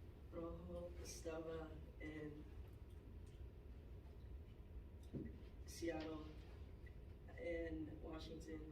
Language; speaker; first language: Spanish; non-native, learner; English